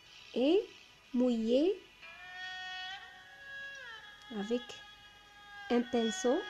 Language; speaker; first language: French; non-native, local second language; Arabic